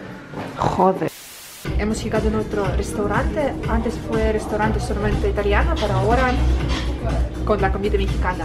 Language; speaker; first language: Spanish; non-native, learner; Russian